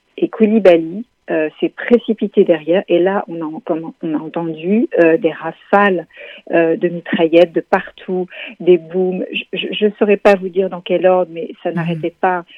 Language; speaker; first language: French; native; French